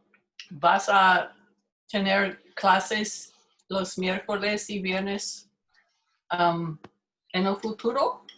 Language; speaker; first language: Spanish; non-native, learner; English